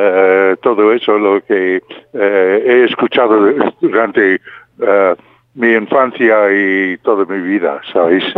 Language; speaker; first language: Spanish; non-native, fluent; English